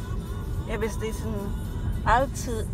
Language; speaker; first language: Danish; non-native, learner; Cebuano